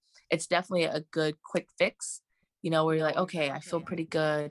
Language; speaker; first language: English; native; English